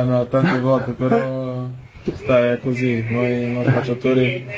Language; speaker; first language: Italian; non-native, fluent; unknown